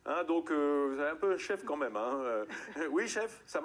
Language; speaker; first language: French; native; French